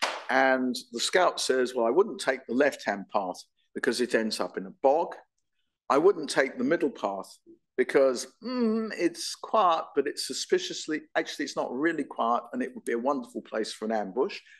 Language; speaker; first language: English; native; English